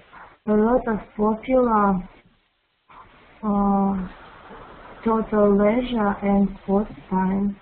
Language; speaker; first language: English; non-native, learner; Russian